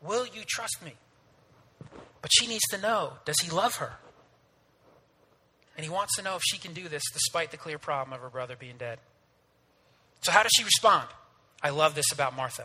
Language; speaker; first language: English; native; English